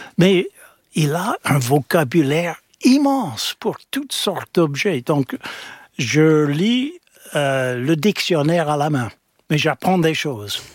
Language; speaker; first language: French; non-native, fluent; English